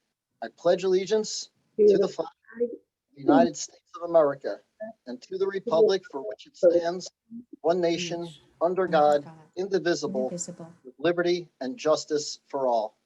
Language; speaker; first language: English; native; English